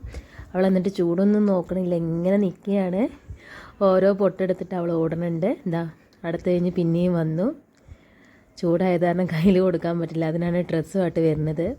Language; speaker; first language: Malayalam; native; Malayalam